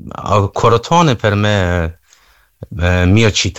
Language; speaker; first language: Italian; non-native, learner; Persian